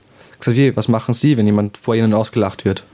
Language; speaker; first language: German; native; German